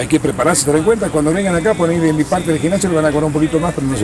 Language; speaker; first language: Spanish; native; Spanish